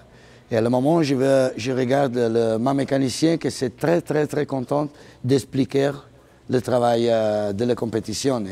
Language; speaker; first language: French; non-native, learner; Italian